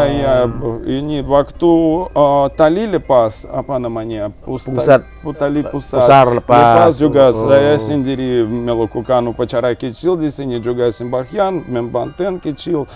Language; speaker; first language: Indonesian; non-native, learner; Russian